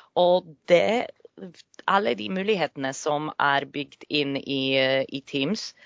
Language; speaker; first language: Norwegian; non-native, fluent; Polish